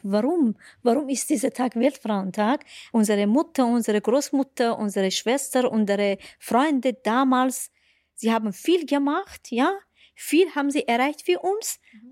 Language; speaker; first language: German; non-native, fluent; Persian